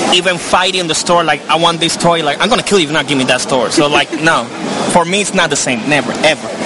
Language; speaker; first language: English; non-native, fluent; Spanish